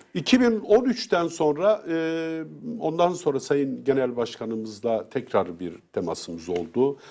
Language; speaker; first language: Turkish; native; Turkish